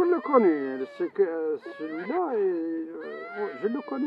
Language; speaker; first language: French; non-native, local second language; Arabic